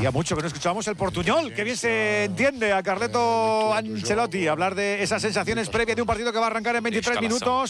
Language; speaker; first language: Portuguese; non-native, learner; Spanish